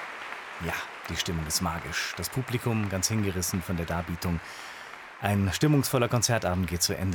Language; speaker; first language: German; native; German